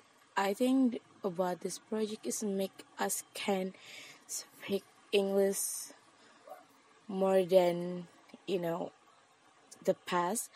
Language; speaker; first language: English; non-native, learner; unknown